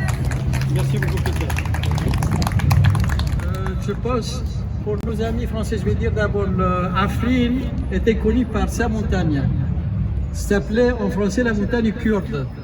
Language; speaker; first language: French; non-native, fluent; Kurdish